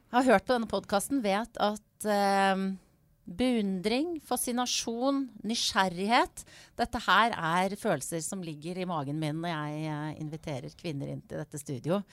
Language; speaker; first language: Norwegian; native; Norwegian